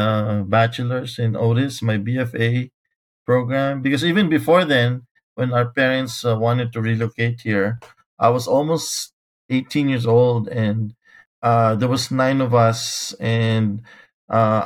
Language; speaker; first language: English; non-native, local second language; Filipino